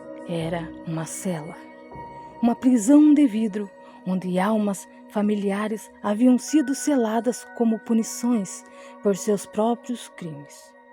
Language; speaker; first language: Portuguese; native; Portuguese